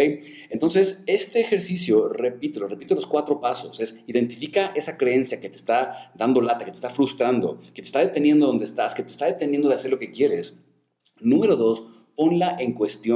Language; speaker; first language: Spanish; native; Spanish